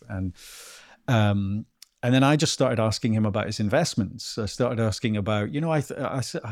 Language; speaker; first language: English; native; English